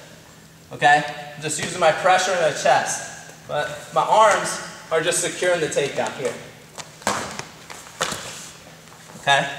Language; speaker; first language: English; native; English